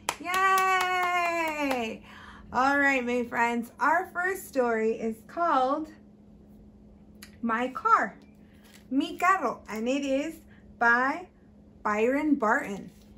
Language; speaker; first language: English; early bilingual, other home language; Spanish